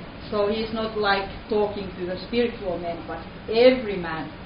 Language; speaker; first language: English; non-native, fluent; Finnish